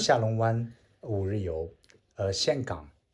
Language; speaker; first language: Chinese; native; Chinese